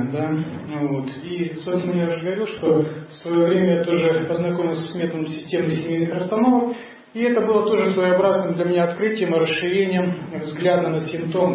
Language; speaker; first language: Russian; native; Russian